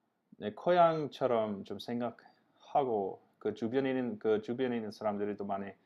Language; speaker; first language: Korean; non-native, fluent; English